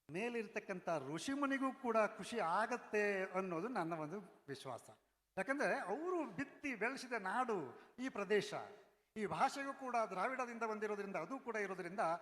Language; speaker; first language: Kannada; non-native, local second language; Konkani